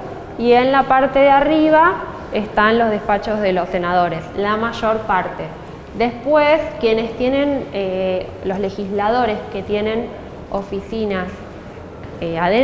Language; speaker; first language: Spanish; native; Spanish